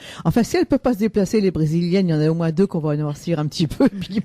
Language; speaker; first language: French; native; French